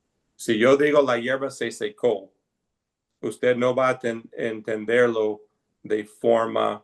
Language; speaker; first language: Spanish; non-native, fluent; English